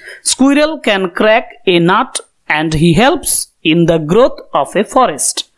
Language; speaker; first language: English; non-native, local second language; Bangla